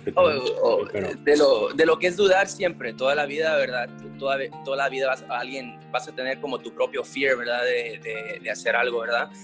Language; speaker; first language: Spanish; early bilingual, heritage; Spanish